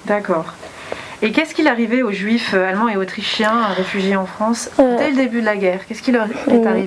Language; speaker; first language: French; native; French